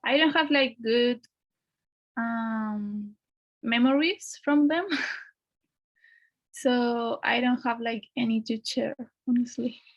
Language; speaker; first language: English; non-native, fluent; Spanish